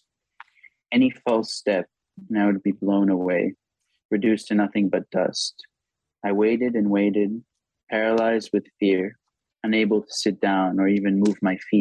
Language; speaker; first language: English; non-native, fluent; Hebrew